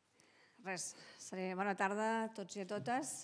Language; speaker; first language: Catalan; native; Catalan